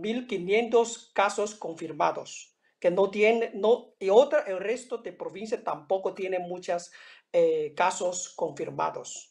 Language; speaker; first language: Spanish; non-native, fluent; Chinese